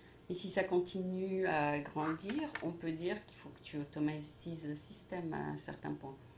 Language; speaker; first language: French; native; French